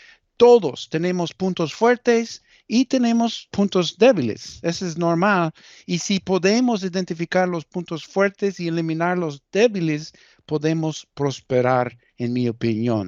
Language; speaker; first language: Spanish; early bilingual, heritage; Spanish